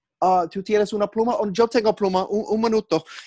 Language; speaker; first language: Spanish; non-native, learner; English